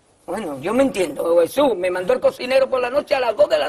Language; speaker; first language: Spanish; native; Spanish